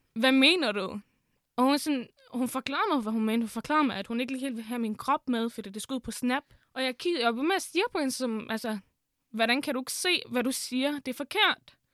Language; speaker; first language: Danish; early bilingual, other home language; Arabic